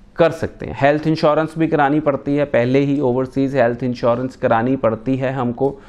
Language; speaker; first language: Hindi; non-native, local second language; Punjabi